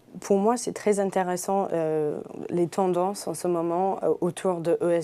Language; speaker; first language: French; non-native, fluent; English